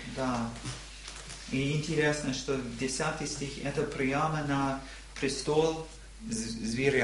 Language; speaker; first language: Russian; non-native, learner; English